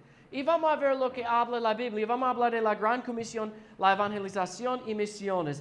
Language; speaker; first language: Spanish; non-native, fluent; English